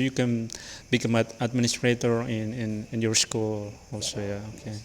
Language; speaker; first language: English; non-native, learner; Indonesian